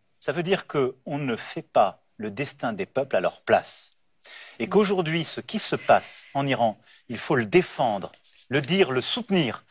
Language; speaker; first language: French; native; French